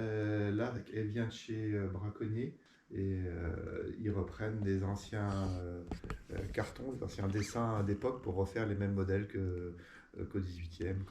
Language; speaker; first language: French; native; French